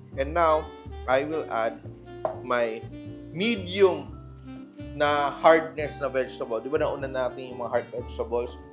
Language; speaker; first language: Filipino; non-native, local second language; Cebuano